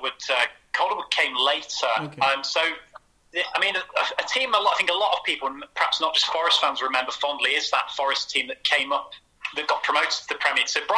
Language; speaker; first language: English; native; English